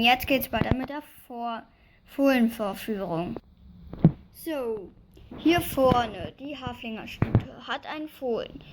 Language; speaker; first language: German; native; German